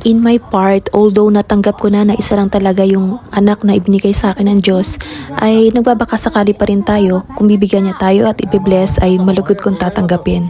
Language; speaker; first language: Filipino; native; Filipino